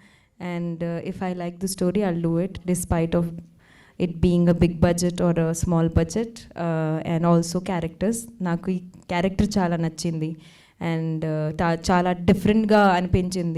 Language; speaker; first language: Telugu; non-native, fluent; Hindi